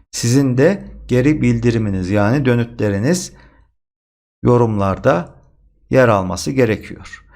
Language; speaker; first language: Turkish; native; Turkish